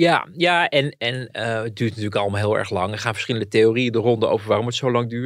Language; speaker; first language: Dutch; native; Dutch